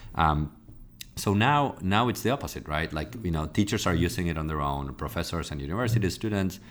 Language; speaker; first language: English; non-native, fluent; Spanish